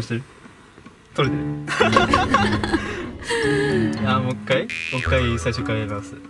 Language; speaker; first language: Japanese; native; Japanese